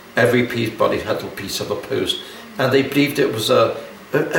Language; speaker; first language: English; native; English